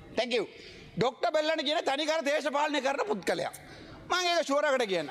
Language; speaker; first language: Sinhala; non-native, local second language; Tamil